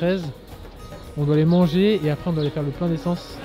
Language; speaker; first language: French; native; French